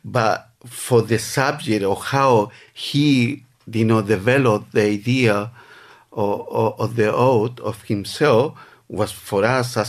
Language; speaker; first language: English; non-native, fluent; Spanish